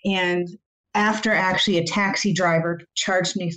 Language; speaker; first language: English; native; English